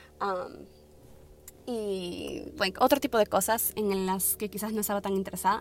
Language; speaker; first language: Spanish; early bilingual, heritage; Spanish